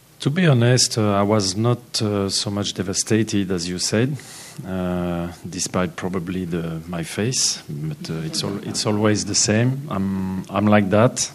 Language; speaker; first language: English; non-native, fluent; French